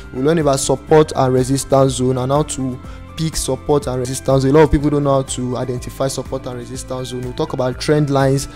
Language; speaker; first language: English; non-native, local second language; Yoruba